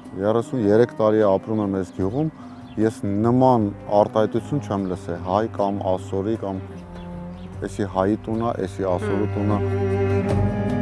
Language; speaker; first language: Armenian; native; Armenian